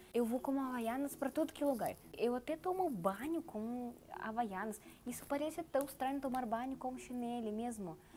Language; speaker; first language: Portuguese; non-native, learner; Russian